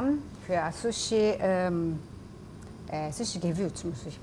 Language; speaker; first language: German; non-native, learner; Japanese